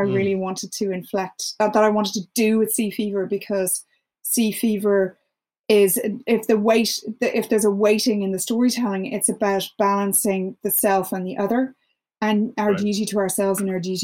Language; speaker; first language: English; native; English